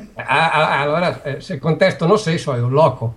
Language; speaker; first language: Spanish; non-native, learner; Italian